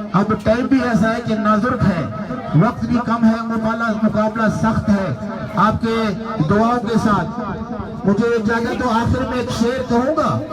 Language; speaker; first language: Urdu; non-native, local second language; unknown